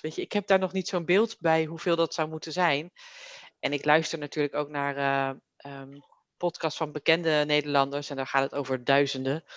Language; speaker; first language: Dutch; native; Dutch